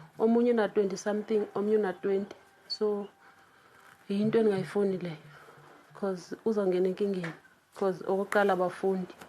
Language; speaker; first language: Zulu; non-native, local second language; Xhosa